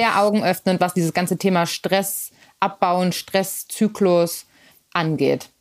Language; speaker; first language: German; native; German